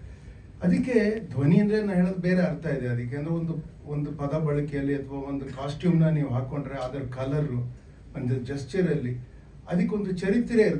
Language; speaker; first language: Kannada; native; Kannada